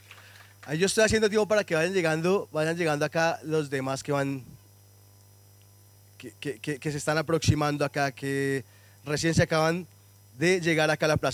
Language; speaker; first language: Spanish; native; Spanish